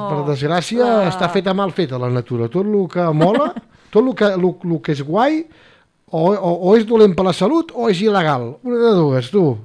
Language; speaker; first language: Catalan; native; Catalan